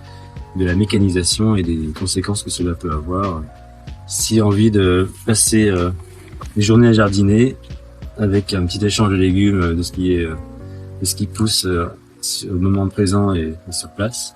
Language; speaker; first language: French; native; French